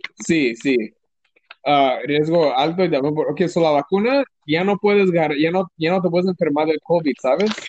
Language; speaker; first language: Spanish; early bilingual, heritage; Spanish